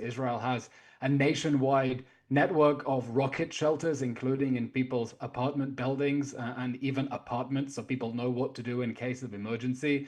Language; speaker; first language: English; native; English